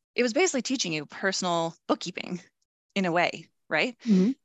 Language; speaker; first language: English; native; English